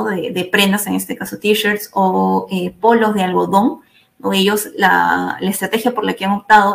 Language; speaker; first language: Spanish; native; Spanish